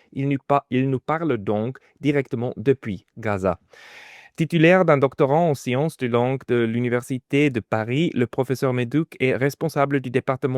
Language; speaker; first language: French; non-native, fluent; German